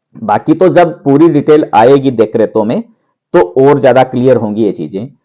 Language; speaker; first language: Hindi; native; Hindi